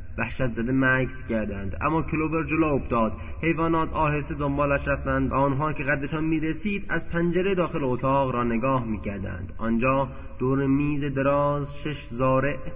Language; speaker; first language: Persian; native; Persian